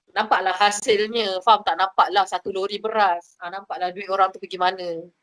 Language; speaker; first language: Malay; native; Malay